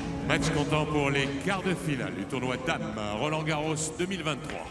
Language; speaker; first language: French; native; French